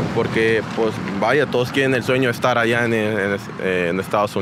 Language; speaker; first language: Spanish; native; Spanish